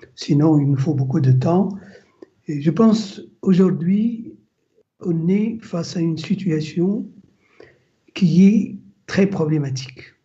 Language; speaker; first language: French; non-native, local second language; Arabic